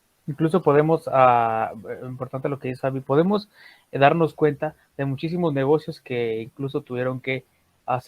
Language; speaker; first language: Spanish; native; Spanish